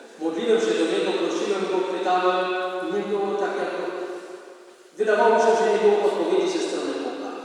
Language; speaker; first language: Polish; non-native, fluent; Indonesian